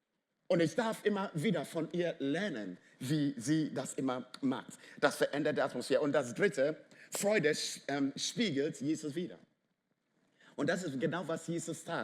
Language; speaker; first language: German; non-native, fluent; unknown